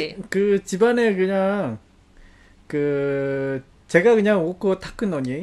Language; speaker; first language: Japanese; non-native, learner; Korean